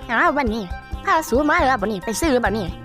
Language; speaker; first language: Thai; non-native, local second language; Northeastern Thai